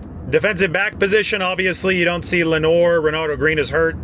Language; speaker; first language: English; native; English